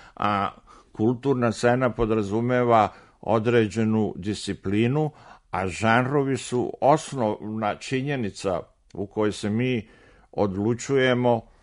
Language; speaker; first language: Serbian; native; Serbian